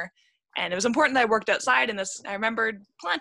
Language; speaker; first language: English; native; English